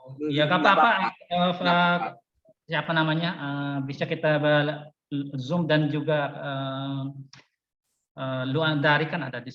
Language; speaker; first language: Indonesian; non-native, fluent; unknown